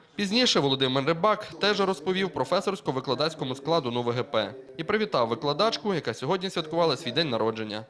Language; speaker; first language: Ukrainian; native; Ukrainian